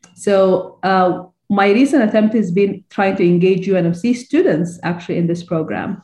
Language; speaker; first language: English; non-native, fluent; Arabic